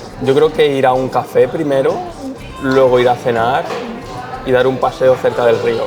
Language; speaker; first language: Spanish; native; Spanish